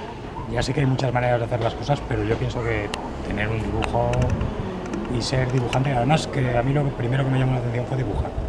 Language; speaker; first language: Spanish; native; Spanish